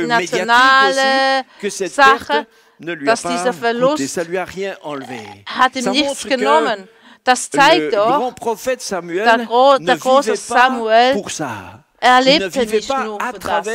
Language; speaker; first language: German; non-native, fluent; French